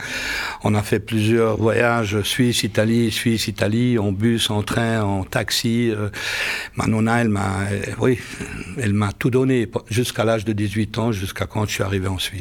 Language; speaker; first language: French; native; French